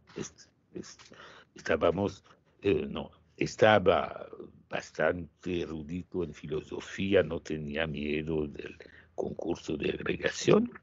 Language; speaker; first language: Spanish; non-native, fluent; French